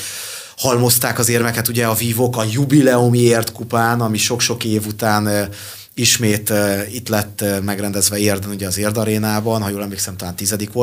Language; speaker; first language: Hungarian; native; Hungarian